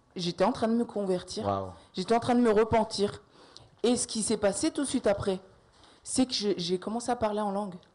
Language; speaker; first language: French; native; French